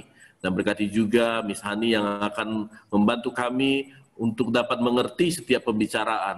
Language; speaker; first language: Indonesian; native; Indonesian